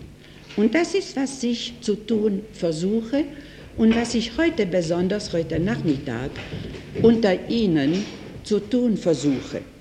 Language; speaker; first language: German; non-native, fluent; French